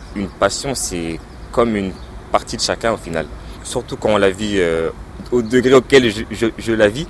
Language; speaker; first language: French; native; French